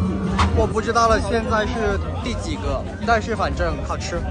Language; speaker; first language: Chinese; non-native, fluent; Thai